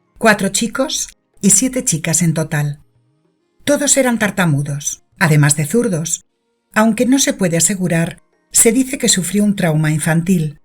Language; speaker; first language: Spanish; native; Spanish